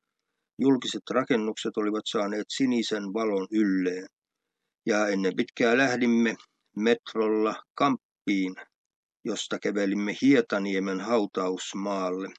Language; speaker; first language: Finnish; native; Finnish